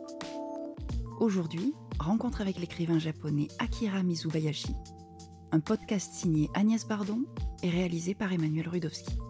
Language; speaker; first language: French; native; French